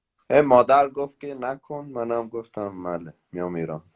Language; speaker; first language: Persian; native; Persian